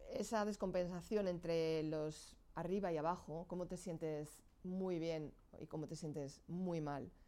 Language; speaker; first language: Spanish; non-native, fluent; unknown